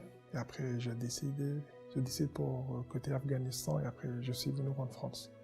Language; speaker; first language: French; non-native, learner; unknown